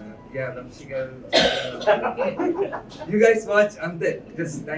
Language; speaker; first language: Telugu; non-native, learner; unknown